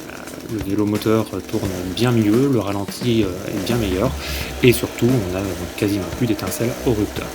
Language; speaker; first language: French; native; French